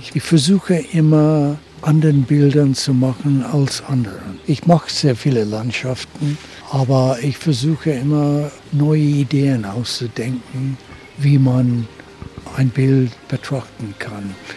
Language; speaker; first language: German; early bilingual, heritage; German